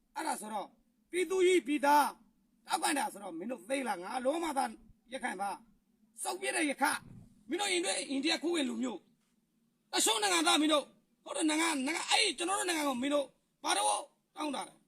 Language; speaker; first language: Burmese; non-native, local second language; Rohingya